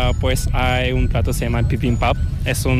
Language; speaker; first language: Spanish; non-native, learner; Korean